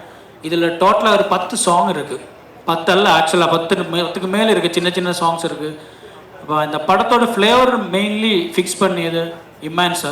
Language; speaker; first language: Tamil; non-native, learner; Malayalam